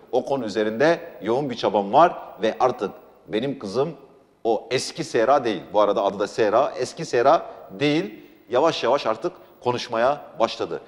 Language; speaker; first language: Turkish; non-native, local second language; Arabic